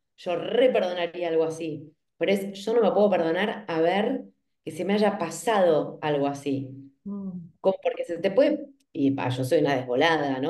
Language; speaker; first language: Spanish; native; Spanish